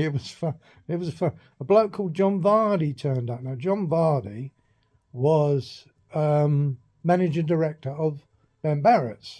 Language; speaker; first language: English; native; English